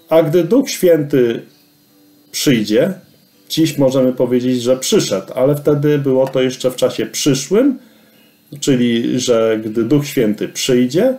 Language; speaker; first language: Polish; native; Polish